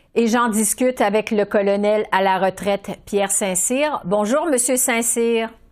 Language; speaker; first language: French; native; French